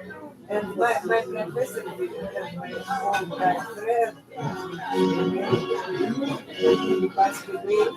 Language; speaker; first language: English; non-native, learner; Russian